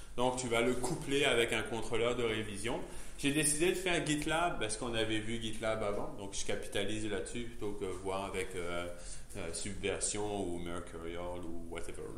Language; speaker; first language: French; native; French